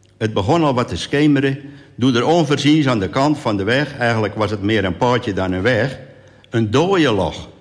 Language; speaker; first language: Dutch; native; Dutch